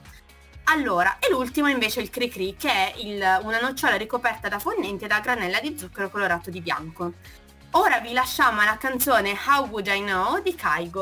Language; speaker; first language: Italian; native; Italian